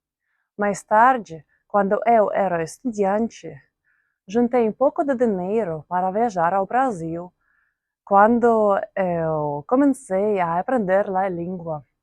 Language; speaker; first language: Portuguese; non-native, fluent; Russian